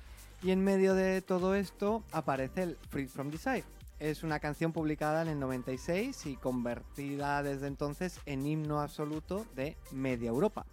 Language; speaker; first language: Spanish; native; Spanish